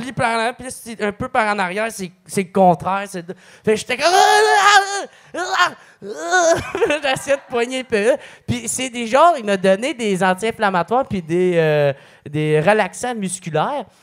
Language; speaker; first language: French; native; French